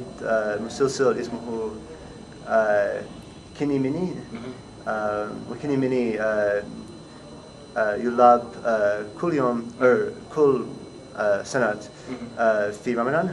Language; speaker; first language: Arabic; non-native, learner; English